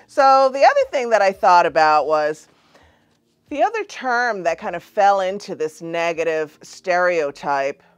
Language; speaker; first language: English; native; English